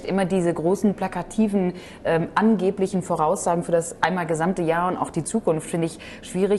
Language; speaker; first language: German; native; German